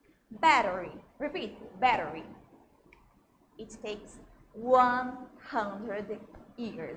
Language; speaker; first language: English; non-native, fluent; Portuguese